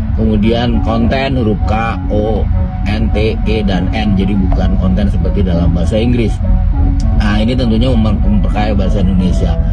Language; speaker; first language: Indonesian; native; Indonesian